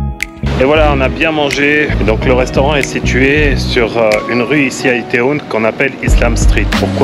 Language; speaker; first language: French; native; French